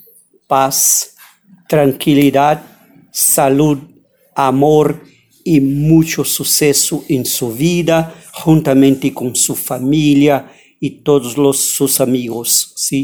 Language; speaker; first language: Spanish; non-native, fluent; Portuguese